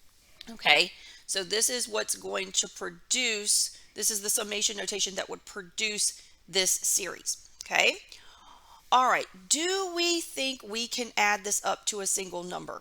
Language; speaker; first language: English; native; English